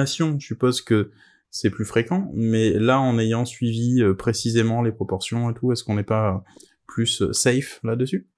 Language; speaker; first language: French; native; French